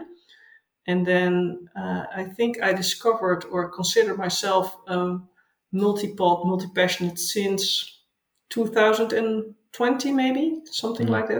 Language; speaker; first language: English; non-native, fluent; Dutch